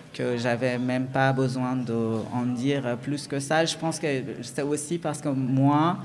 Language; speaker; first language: French; non-native, fluent; Persian